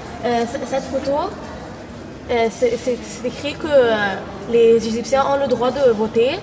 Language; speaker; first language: French; non-native, fluent; Arabic